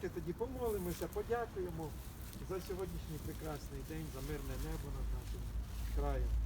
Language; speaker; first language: Ukrainian; non-native, local second language; Russian